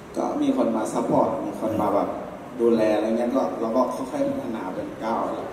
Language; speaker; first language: Thai; non-native, local second language; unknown